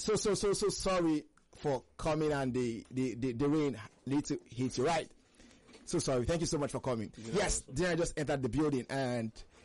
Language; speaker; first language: English; non-native, local second language; Hausa